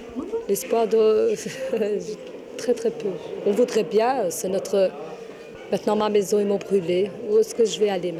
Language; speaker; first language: French; non-native, learner; Albanian